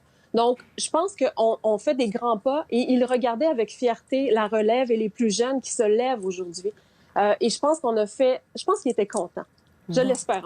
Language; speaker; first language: French; native; French